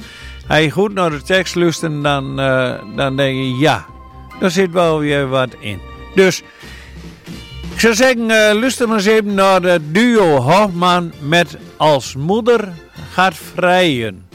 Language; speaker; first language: Dutch; native; Dutch